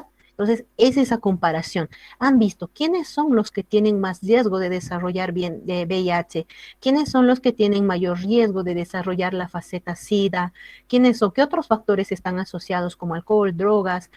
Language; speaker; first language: Spanish; native; Spanish